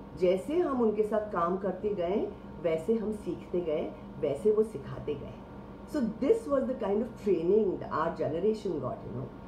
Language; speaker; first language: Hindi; non-native, local second language; Marathi